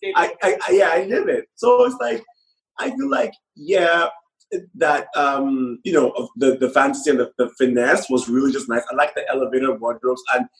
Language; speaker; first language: English; non-native, local second language; Yoruba